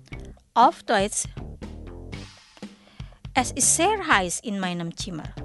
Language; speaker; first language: German; non-native, fluent; Indonesian